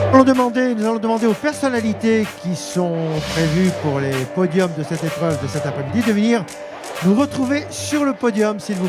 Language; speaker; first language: French; native; French